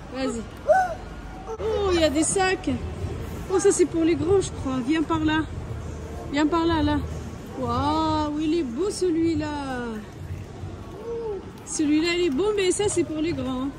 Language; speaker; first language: French; native; French